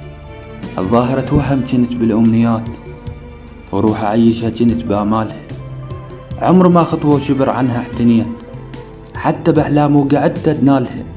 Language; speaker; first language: Arabic; native; Arabic